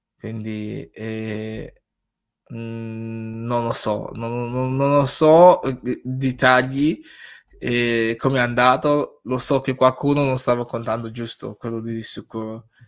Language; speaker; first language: Italian; non-native, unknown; English